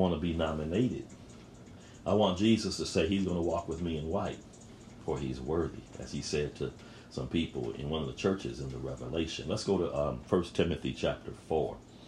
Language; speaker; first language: English; native; English